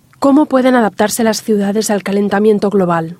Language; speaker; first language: Spanish; native; Spanish